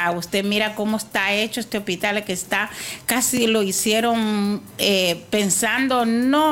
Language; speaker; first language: Spanish; native; Spanish